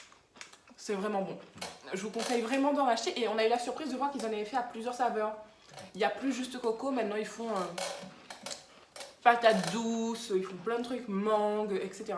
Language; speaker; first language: French; native; French